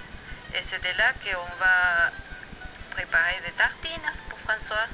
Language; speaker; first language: French; non-native, fluent; Spanish